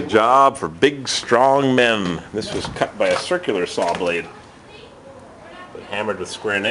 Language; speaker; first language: English; native; English